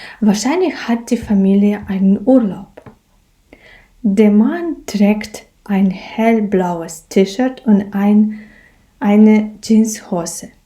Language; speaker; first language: German; non-native, fluent; Ukrainian